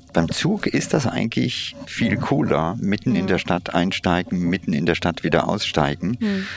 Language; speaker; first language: German; non-native, fluent; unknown